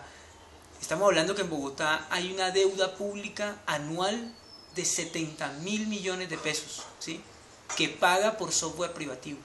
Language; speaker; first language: Spanish; native; Spanish